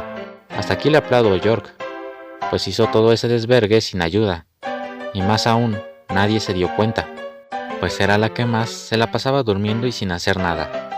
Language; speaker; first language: Spanish; native; Spanish